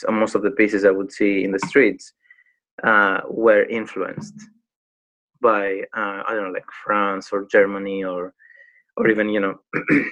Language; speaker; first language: English; non-native, fluent; Greek